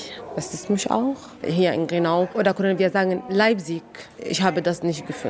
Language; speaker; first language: German; non-native, learner; Kurdish